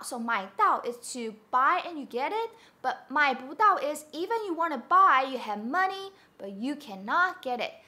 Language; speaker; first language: English; non-native, fluent; Chinese